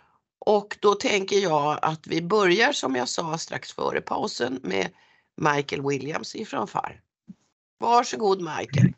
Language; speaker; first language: Swedish; native; Swedish